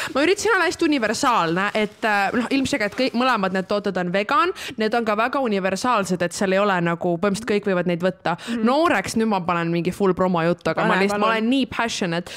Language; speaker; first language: Estonian; native; Estonian